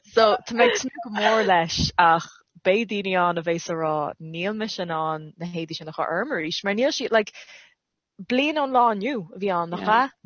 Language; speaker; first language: Irish; non-native, local second language; English